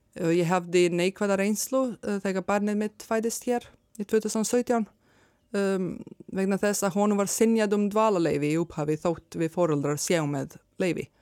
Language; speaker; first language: Icelandic; non-native, fluent; Serbian